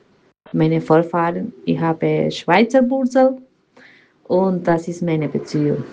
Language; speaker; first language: German; non-native, learner; Spanish